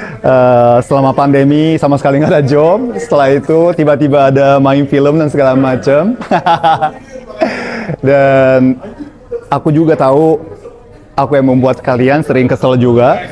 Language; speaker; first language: Indonesian; non-native, fluent; Japanese